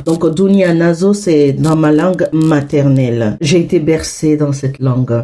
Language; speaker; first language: French; non-native, local second language; Hausa